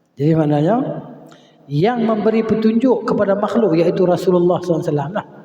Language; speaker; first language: Malay; native; Malay